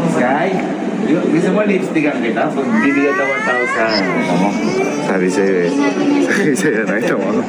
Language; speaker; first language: Filipino; native; Filipino